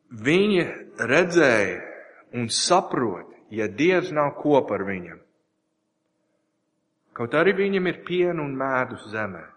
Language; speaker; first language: Latvian; non-native, learner; English